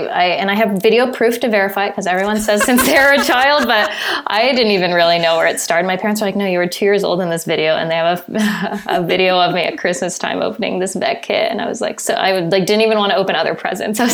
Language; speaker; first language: English; native; English